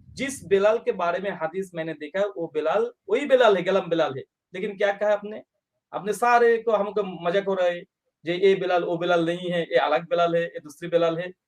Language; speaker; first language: Hindi; non-native, local second language; Bangla